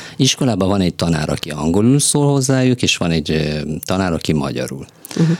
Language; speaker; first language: Hungarian; non-native, fluent; Persian